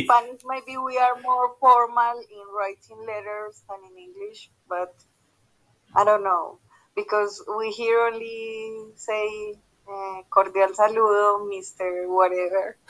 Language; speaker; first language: English; non-native, learner; Spanish